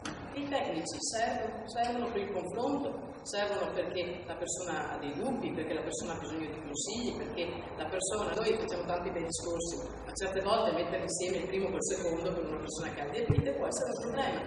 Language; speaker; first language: Italian; native; Italian